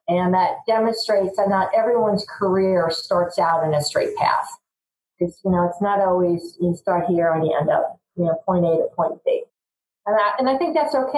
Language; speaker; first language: English; native; English